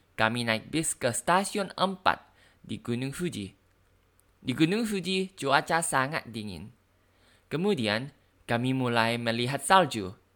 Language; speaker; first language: Indonesian; non-native, learner; Thai